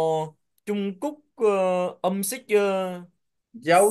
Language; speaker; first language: Korean; non-native, learner; Vietnamese